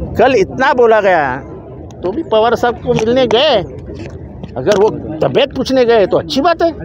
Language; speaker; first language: Hindi; non-native, local second language; Marathi